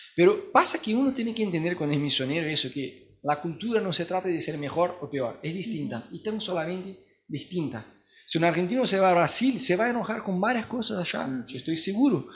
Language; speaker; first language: Spanish; non-native, fluent; Portuguese